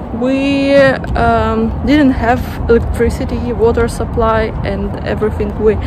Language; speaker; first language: English; non-native, fluent; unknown